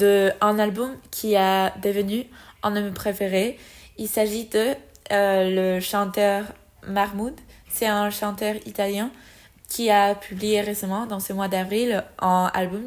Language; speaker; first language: French; non-native, learner; Spanish